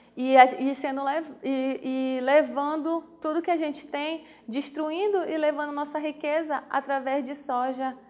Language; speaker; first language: Portuguese; native; Portuguese